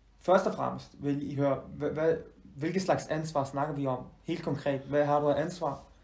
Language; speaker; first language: Danish; early bilingual, other home language; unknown